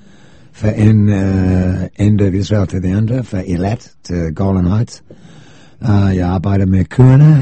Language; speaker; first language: Danish; non-native, fluent; English